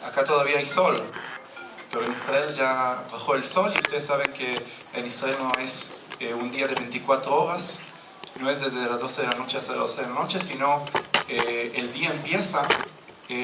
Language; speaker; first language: Spanish; non-native, fluent; Hebrew